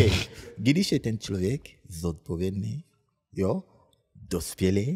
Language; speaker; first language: Czech; non-native, fluent; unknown